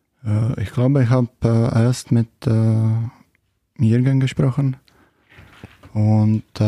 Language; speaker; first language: German; non-native, learner; Czech